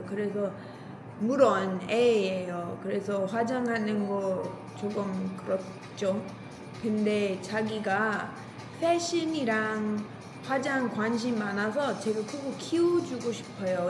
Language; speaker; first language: Korean; non-native, learner; English